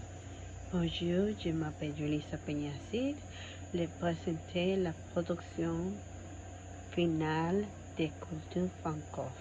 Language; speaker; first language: French; non-native, learner; Spanish